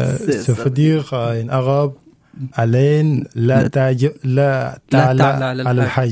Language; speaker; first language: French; non-native, learner; Arabic